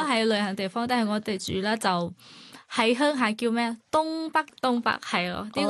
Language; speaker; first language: Cantonese; non-native, fluent; Thai